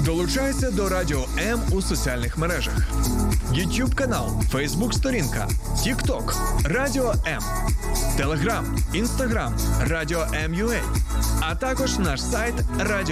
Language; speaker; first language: Ukrainian; native; Ukrainian